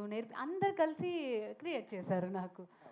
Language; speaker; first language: Telugu; non-native, learner; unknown